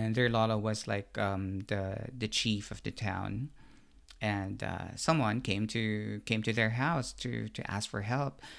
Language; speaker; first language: English; non-native, local second language; Filipino